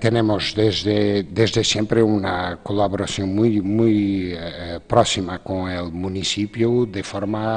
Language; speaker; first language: Spanish; non-native, fluent; Portuguese